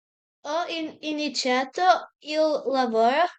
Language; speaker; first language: Italian; non-native, learner; Serbian